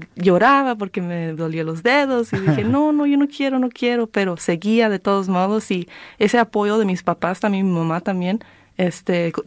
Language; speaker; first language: Spanish; early bilingual, heritage; Spanish